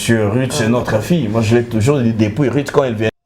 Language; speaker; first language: French; non-native, local second language; Lingala